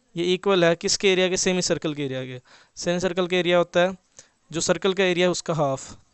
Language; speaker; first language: Urdu; native; Urdu